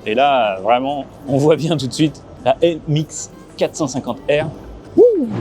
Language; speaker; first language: French; native; French